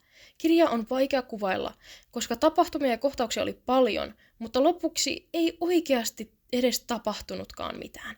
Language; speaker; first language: Finnish; native; Finnish